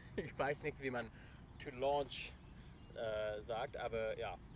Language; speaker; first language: German; non-native, learner; English